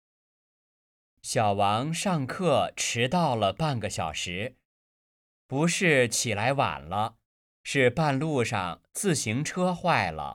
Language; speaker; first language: Chinese; native; Chinese